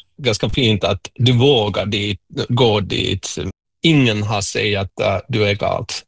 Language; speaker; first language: Swedish; non-native, local second language; Finnish